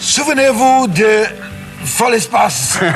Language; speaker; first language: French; non-native, learner; English